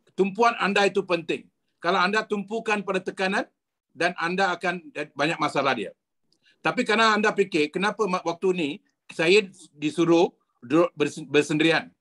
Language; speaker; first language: Malay; non-native, local second language; Tamil